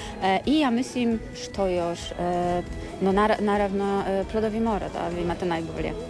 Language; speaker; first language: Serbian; non-native, learner; Polish